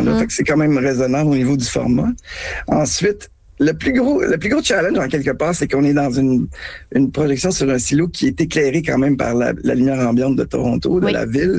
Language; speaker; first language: French; native; French